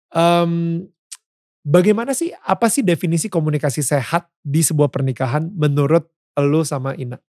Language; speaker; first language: Indonesian; native; Indonesian